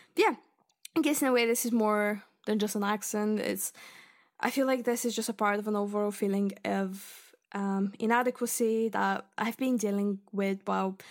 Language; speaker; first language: English; non-native, fluent; Bulgarian